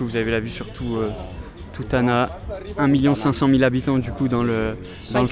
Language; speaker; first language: French; native; French